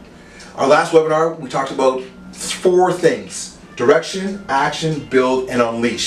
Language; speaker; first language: English; native; English